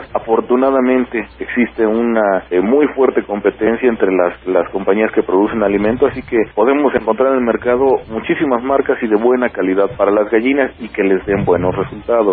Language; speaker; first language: Spanish; native; Spanish